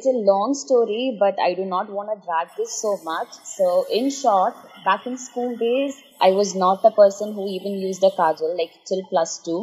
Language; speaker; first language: English; non-native, local second language; Malayalam